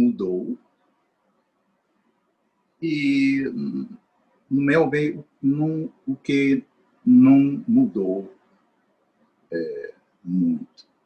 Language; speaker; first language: Portuguese; non-native, fluent; English